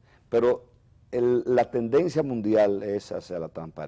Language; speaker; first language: Spanish; native; Spanish